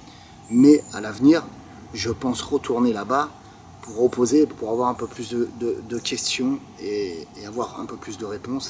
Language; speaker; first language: French; native; French